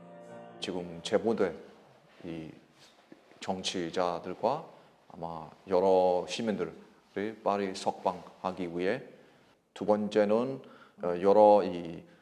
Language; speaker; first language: Korean; non-native, learner; Burmese